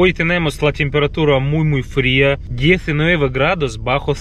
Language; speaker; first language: Spanish; non-native, fluent; Russian